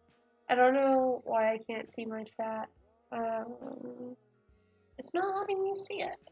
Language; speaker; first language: English; native; English